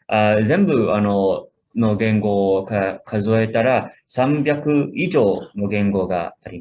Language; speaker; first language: Japanese; non-native, fluent; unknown